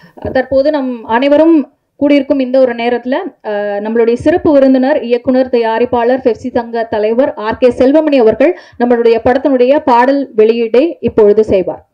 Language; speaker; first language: Tamil; native; Tamil